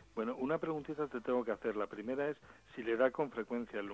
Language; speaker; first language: Spanish; native; Spanish